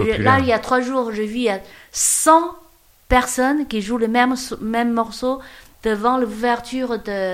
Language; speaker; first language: French; non-native, learner; Chinese